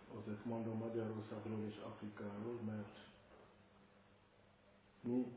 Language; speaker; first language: Hungarian; non-native, fluent; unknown